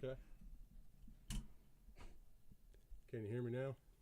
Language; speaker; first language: English; native; English